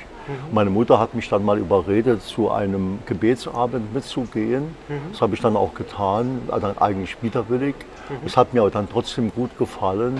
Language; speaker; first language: German; native; German